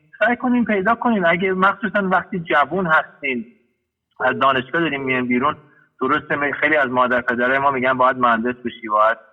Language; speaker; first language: Persian; early bilingual, heritage; Persian